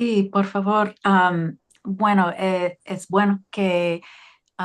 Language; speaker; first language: Spanish; non-native, learner; English